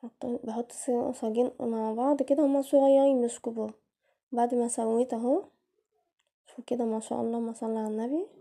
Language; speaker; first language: Arabic; native; Arabic